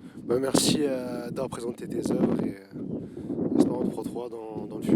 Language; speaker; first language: French; native; French